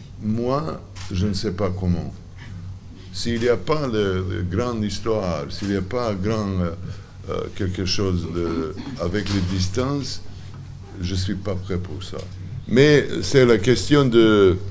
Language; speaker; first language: French; non-native, learner; Serbian